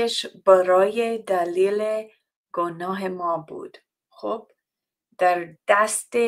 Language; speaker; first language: Persian; non-native, fluent; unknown